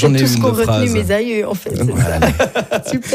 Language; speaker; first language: French; native; French